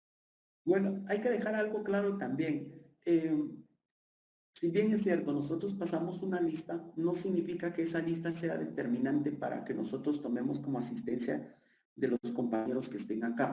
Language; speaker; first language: Spanish; native; Spanish